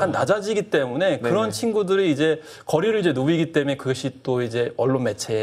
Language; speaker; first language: Korean; native; Korean